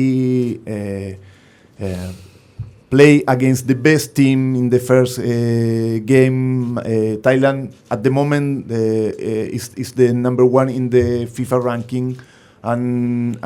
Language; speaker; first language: English; non-native, learner; Spanish